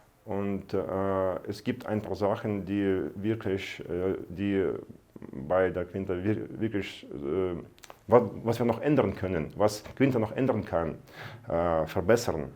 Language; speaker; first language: German; non-native, fluent; Russian